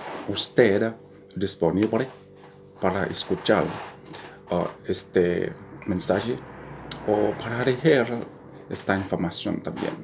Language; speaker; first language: Spanish; non-native, learner; Haitian Creole